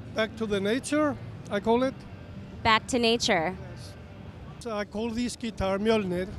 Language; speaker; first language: English; non-native, learner; Icelandic